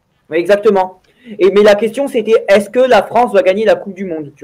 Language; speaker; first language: French; native; French